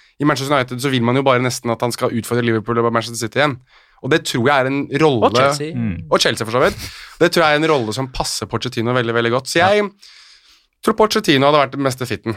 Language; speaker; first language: Norwegian; native; Norwegian